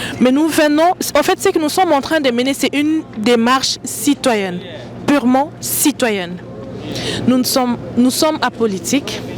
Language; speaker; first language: French; non-native, local second language; Lingala